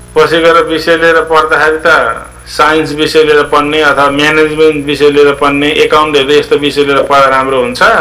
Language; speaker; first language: Nepali; native; Nepali